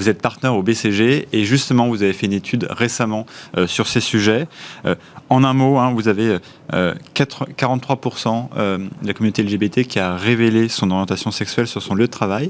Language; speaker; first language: French; native; French